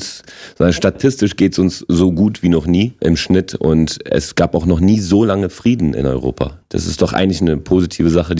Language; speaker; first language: German; non-native, local second language; Polish